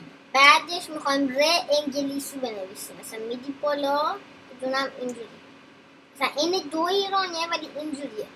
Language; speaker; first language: Persian; early bilingual, heritage; Persian